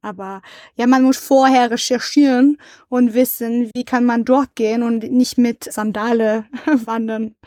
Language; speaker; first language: German; non-native, learner; French